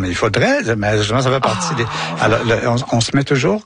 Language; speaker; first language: French; native; French